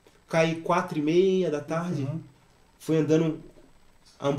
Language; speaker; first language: Portuguese; native; Portuguese